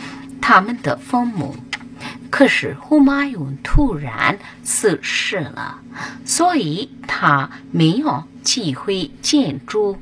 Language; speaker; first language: Chinese; non-native, fluent; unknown